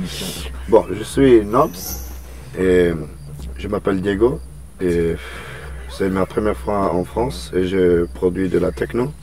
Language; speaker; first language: French; non-native, learner; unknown